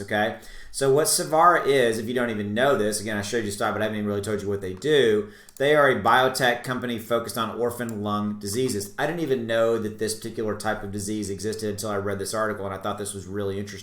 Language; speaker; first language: English; native; English